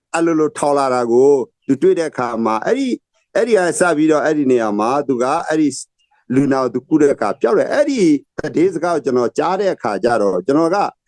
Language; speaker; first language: Burmese; non-native, local second language; S'gaw Karen